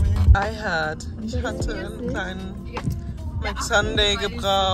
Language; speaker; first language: German; non-native, fluent; French